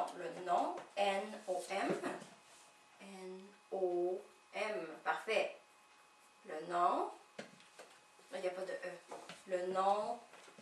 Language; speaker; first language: French; native; French